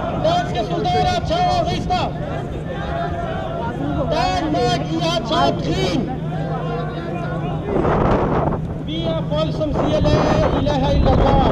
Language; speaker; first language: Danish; non-native, local second language; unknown